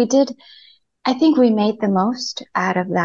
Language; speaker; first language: English; non-native, fluent; Spanish